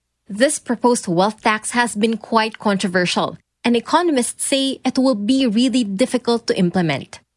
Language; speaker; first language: English; non-native, local second language; Filipino